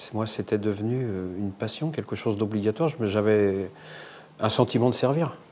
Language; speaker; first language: French; native; French